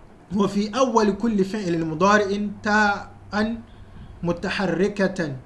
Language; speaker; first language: Arabic; non-native, fluent; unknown